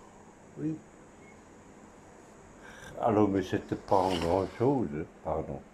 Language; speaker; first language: French; non-native, fluent; Dutch